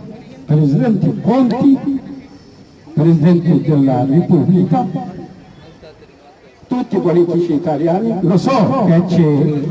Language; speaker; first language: Italian; non-native, learner; Oromo